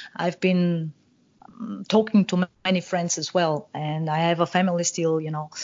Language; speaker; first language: English; non-native, fluent; Bulgarian